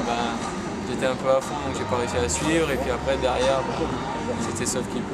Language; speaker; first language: French; native; French